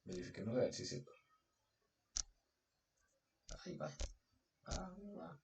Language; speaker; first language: Spanish; native; Spanish